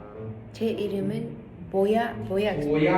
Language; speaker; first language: Korean; non-native, learner; Mongolian